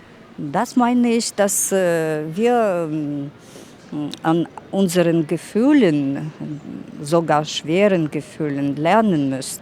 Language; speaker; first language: German; non-native, fluent; Russian